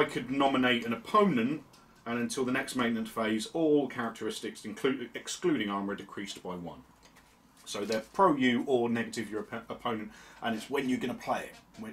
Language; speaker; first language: English; native; English